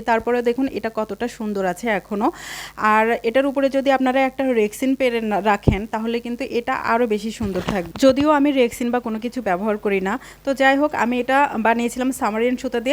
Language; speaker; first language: Bangla; native; Bangla